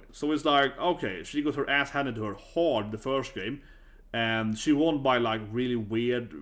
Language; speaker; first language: English; non-native, fluent; Swedish